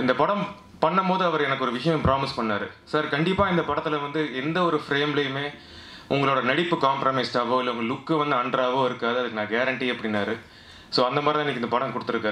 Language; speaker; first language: Tamil; native; Tamil